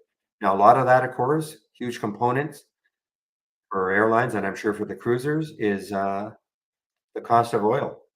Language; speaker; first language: English; native; English